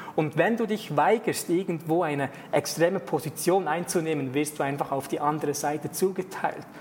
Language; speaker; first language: German; native; German